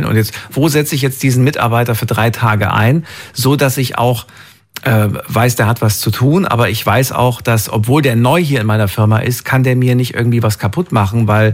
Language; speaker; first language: German; native; German